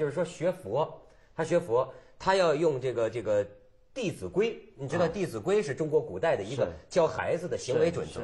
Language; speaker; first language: Chinese; native; Chinese